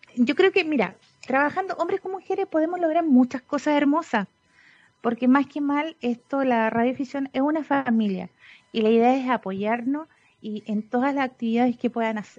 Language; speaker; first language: Spanish; native; Spanish